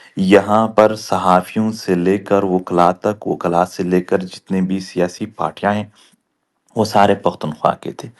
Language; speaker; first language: Urdu; non-native, local second language; Pashto